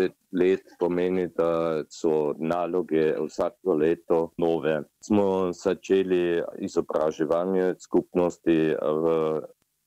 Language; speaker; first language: Slovenian; non-native, learner; German